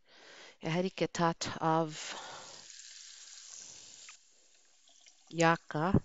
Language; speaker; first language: Norwegian; non-native, fluent; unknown